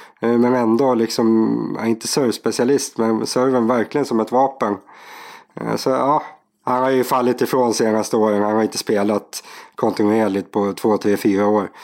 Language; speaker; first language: Swedish; native; Swedish